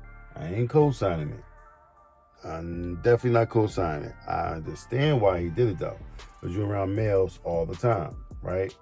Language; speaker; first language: English; native; English